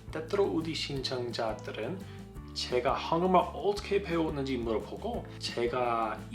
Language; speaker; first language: Korean; non-native, fluent; English